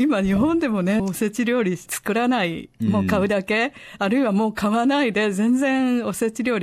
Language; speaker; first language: Japanese; native; Japanese